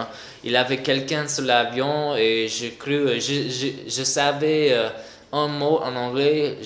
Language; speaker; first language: French; non-native, fluent; English